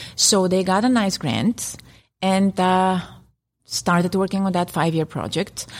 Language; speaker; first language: English; non-native, fluent; Bulgarian